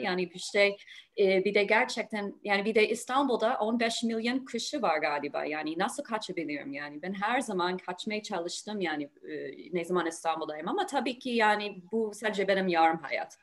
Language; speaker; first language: Turkish; non-native, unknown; English